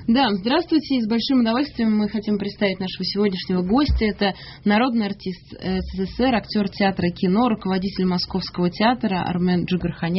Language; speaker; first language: Russian; native; Russian